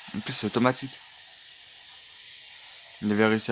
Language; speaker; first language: French; native; French